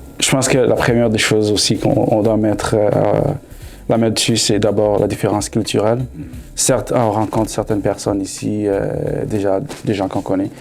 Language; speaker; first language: French; non-native, local second language; Lingala